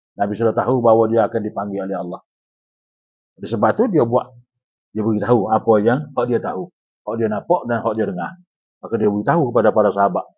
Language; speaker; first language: Malay; native; Malay